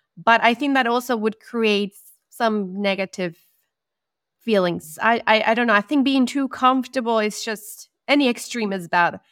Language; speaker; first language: English; non-native, fluent; Spanish